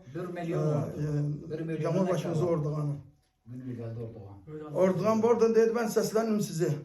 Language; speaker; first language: Turkish; early bilingual, heritage; Arabic